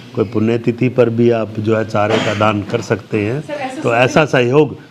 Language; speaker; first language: Hindi; native; Hindi